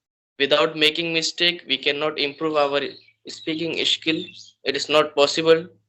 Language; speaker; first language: English; non-native, learner; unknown